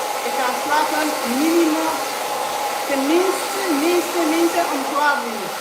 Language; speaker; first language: Dutch; non-native, fluent; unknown